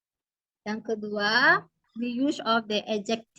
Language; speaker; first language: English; non-native, learner; Indonesian